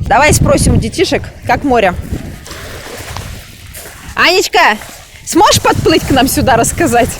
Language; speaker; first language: Russian; native; Russian